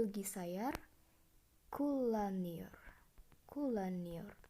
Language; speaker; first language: Turkish; non-native, fluent; Indonesian